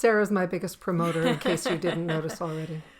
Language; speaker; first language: English; native; English